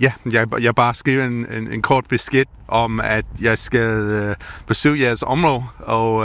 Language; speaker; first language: Danish; non-native, learner; English